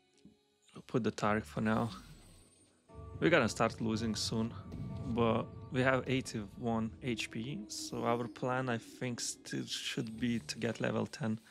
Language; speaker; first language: English; non-native, fluent; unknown